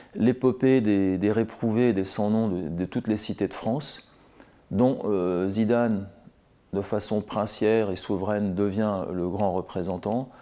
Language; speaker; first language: French; native; French